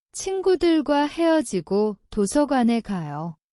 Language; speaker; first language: Korean; non-native, learner; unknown